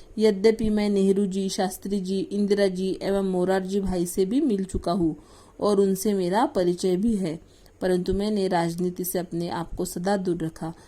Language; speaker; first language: Hindi; non-native, local second language; Marathi